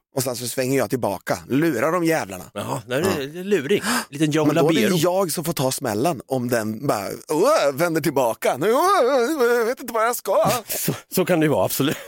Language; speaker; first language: Swedish; native; Swedish